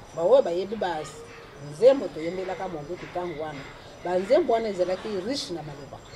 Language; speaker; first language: Lingala; non-native, local second language; Luba-Lulua